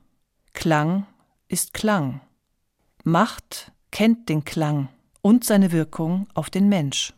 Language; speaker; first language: German; native; German